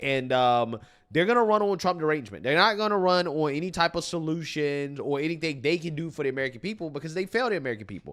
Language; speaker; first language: English; native; English